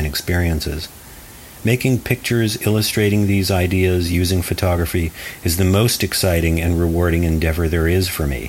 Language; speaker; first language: English; native; English